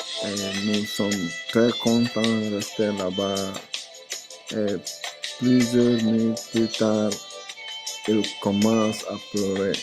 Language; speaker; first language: French; non-native, learner; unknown